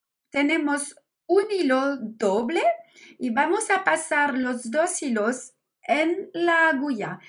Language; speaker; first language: Spanish; non-native, learner; French